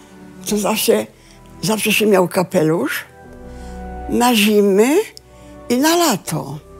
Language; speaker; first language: Polish; early bilingual, heritage; Polish